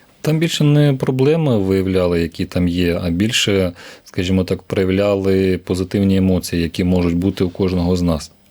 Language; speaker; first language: Ukrainian; native; Ukrainian